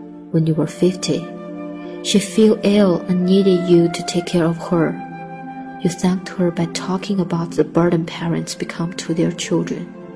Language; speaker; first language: English; non-native, fluent; Chinese